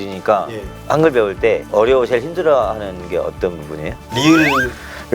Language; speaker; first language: Korean; native; Korean